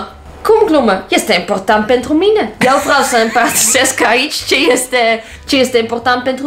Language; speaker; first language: Romanian; non-native, learner; Dutch